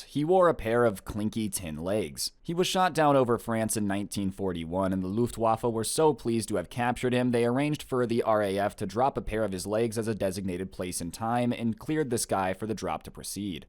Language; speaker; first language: English; native; English